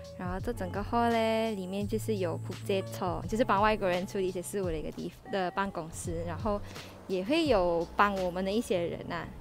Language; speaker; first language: Chinese; native; Chinese